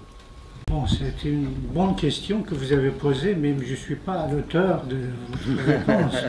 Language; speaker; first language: French; non-native, fluent; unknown